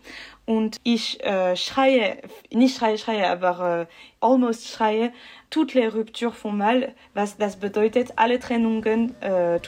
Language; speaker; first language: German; non-native, learner; French